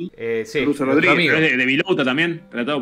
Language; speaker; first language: Spanish; native; Spanish